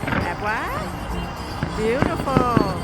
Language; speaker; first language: English; non-native, learner; Vietnamese